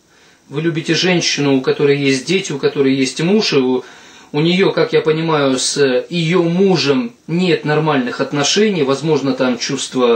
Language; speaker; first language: Russian; native; Russian